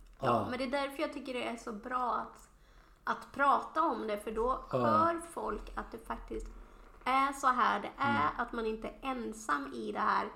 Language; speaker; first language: Swedish; native; Swedish